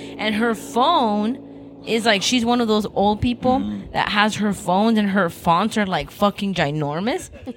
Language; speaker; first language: English; native; English